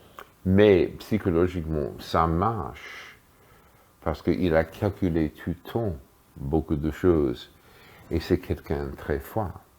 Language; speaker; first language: French; non-native, fluent; English